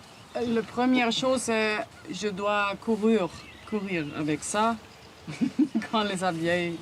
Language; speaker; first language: French; non-native, learner; German